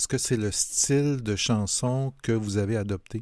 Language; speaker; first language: French; native; French